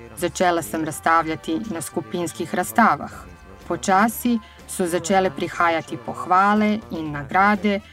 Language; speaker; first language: Slovenian; early bilingual, heritage; Serbian